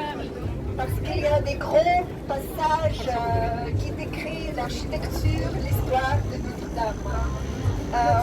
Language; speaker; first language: French; non-native, fluent; Russian